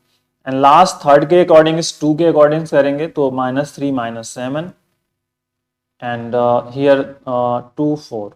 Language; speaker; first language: Hindi; native; Hindi